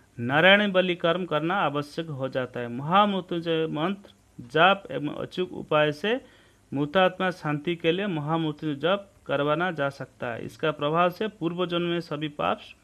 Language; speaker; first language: Hindi; non-native, local second language; Odia